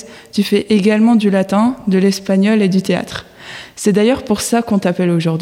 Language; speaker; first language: French; native; French